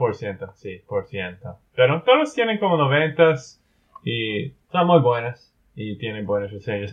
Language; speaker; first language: Spanish; non-native, learner; English